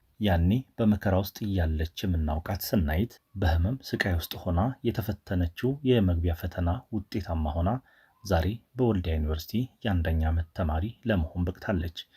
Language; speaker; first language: Amharic; native; Amharic